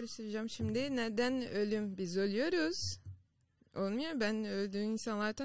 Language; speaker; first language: Turkish; non-native, fluent; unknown